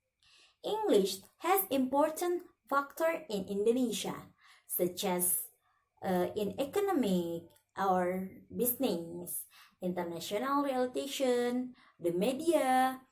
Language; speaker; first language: English; non-native, learner; Indonesian